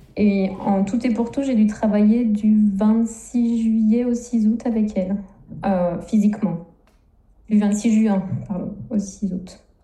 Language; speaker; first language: French; native; French